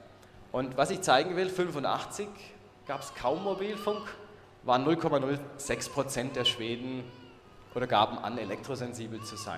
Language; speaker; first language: German; native; German